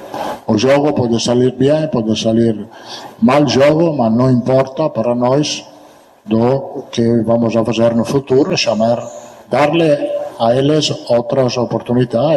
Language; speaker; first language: Portuguese; non-native, learner; Italian